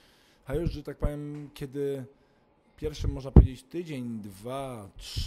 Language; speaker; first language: Polish; native; Polish